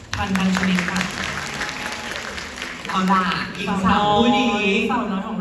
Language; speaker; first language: Thai; native; Thai